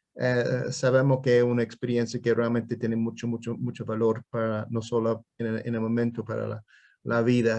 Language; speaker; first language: Spanish; non-native, fluent; English